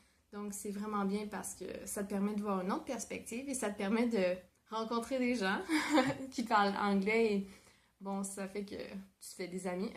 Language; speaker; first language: French; native; French